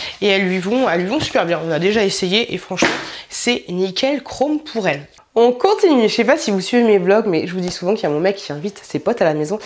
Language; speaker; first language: French; native; French